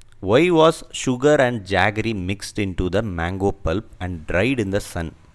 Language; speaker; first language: English; non-native, local second language; Tamil